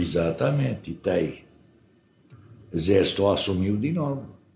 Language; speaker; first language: Portuguese; non-native, fluent; Arabic